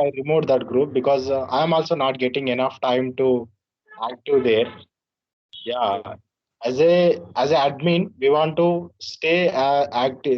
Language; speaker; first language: English; non-native, learner; Telugu